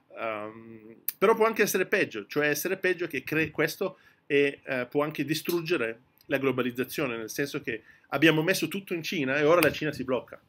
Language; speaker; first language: Italian; early bilingual, heritage; French